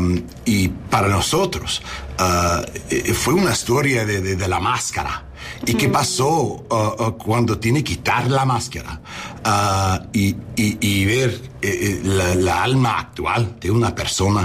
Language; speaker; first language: Spanish; non-native, learner; English